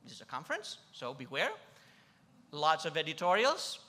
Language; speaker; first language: English; non-native, fluent; Greek